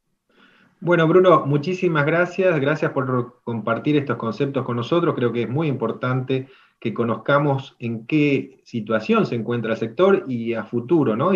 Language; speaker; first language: Spanish; native; Spanish